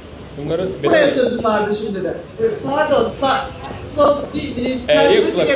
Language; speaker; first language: Turkish; native; Turkish